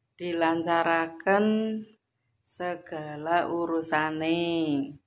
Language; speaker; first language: Indonesian; non-native, local second language; Javanese